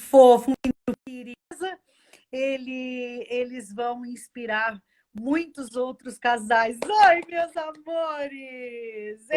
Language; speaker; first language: Portuguese; native; Portuguese